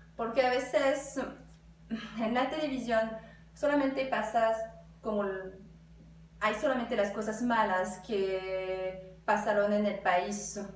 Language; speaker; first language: Spanish; non-native, fluent; French